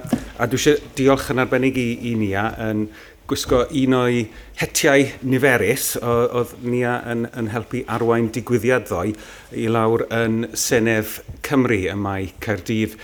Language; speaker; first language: Welsh; native; Welsh